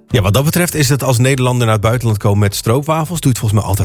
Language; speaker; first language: Dutch; native; Dutch